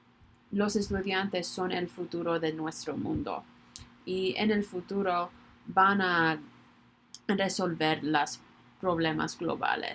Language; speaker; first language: Spanish; non-native, learner; English